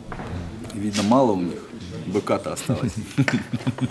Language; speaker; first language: Russian; native; Russian